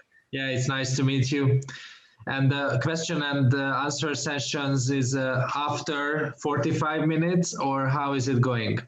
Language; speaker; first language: English; non-native, fluent; Hungarian